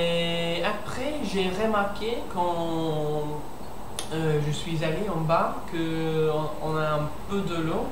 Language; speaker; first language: French; non-native, learner; English